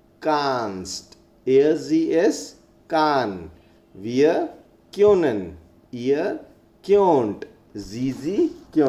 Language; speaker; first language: German; non-native, fluent; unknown